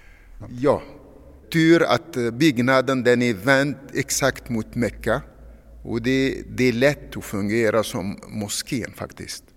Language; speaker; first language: Swedish; non-native, fluent; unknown